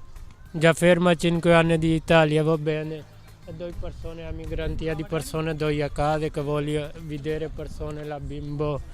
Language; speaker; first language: Italian; non-native, learner; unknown